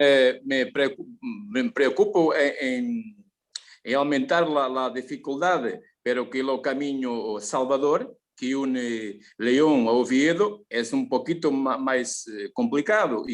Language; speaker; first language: Spanish; non-native, learner; Portuguese